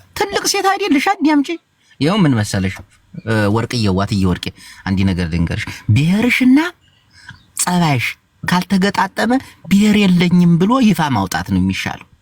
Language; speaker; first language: Amharic; native; Amharic